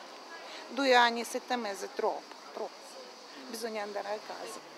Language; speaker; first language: Italian; non-native, learner; Ukrainian